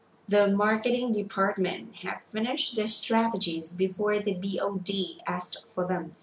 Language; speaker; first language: English; non-native, fluent; Vietnamese